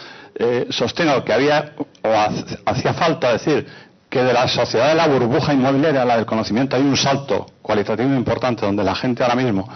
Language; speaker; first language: Spanish; native; Spanish